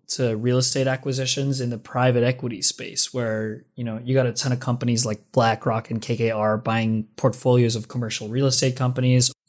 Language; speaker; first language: English; non-native, local second language; Filipino